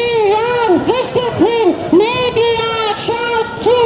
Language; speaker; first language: German; non-native, fluent; Persian